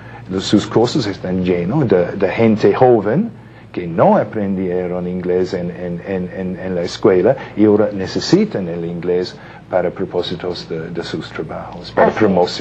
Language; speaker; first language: Spanish; non-native, fluent; English